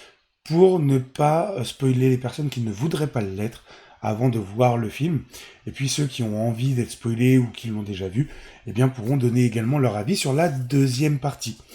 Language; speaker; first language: French; native; French